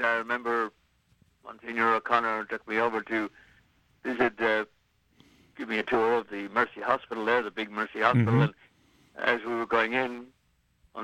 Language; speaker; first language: English; native; English